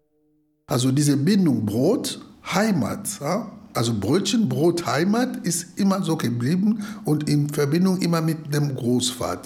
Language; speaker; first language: German; non-native, fluent; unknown